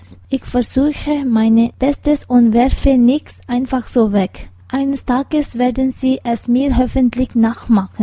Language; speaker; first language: German; non-native, learner; Tibetan